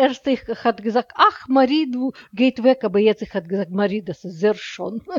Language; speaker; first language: German; non-native, learner; Russian